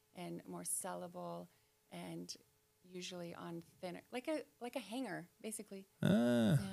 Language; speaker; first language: English; native; English